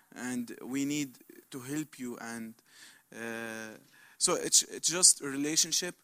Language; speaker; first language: English; non-native, learner; Arabic